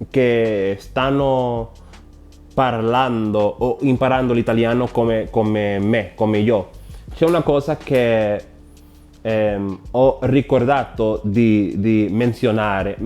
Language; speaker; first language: Italian; non-native, learner; Spanish